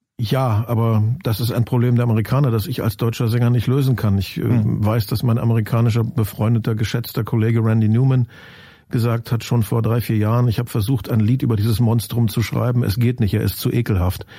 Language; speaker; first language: German; native; German